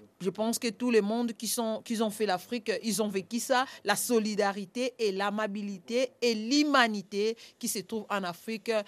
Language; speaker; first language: French; non-native, local second language; Lingala